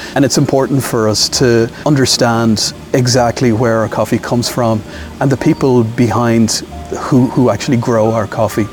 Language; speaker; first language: English; native; English